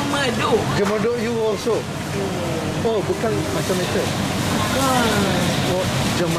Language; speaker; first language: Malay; non-native, learner; English